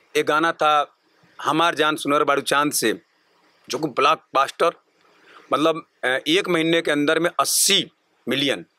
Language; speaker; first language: Hindi; native; Hindi